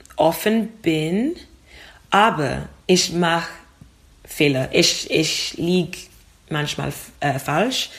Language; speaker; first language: German; non-native, learner; English